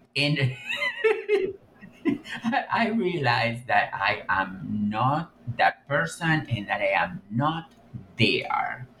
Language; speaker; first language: English; non-native, fluent; Spanish